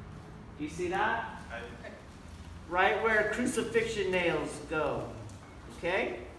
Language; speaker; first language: English; native; English